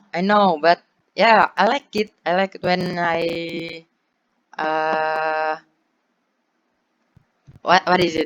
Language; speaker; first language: English; non-native, learner; Indonesian